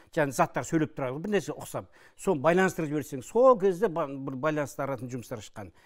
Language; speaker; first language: Kazakh; native; Kazakh